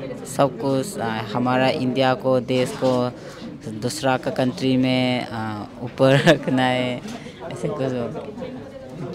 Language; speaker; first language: Hindi; non-native, local second language; Manipuri